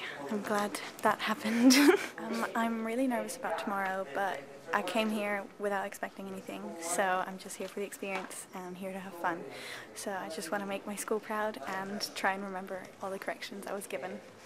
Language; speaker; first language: English; early bilingual, other home language; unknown